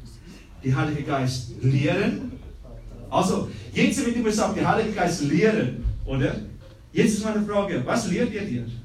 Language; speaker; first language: German; non-native, learner; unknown